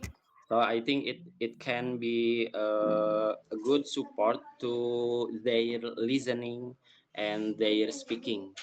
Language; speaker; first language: English; non-native, fluent; Indonesian